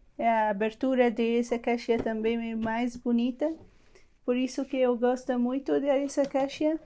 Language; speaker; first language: Portuguese; non-native, learner; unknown